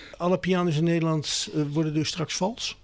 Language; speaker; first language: Dutch; native; Dutch